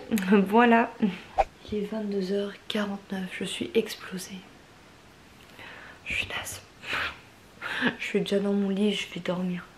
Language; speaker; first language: French; native; French